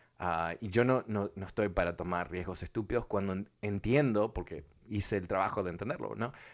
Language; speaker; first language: Spanish; early bilingual, other home language; English